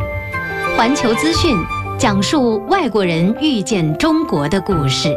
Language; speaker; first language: Chinese; native; Chinese